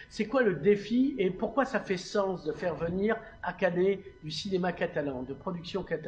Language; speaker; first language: French; native; French